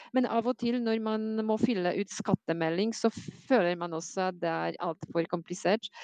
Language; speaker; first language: Norwegian; non-native, fluent; Polish